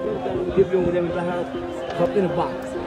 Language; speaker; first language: Arabic; native; Arabic